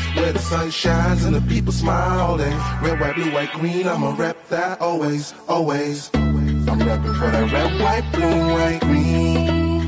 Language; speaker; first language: English; non-native, local second language; Wolof